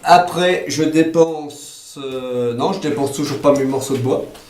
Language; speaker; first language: French; native; French